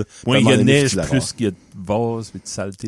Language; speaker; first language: French; native; French